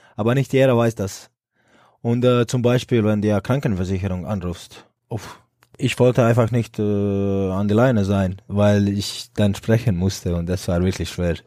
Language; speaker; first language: German; non-native, fluent; Croatian